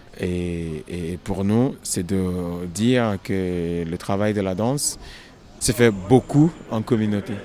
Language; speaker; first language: French; non-native, fluent; Yoruba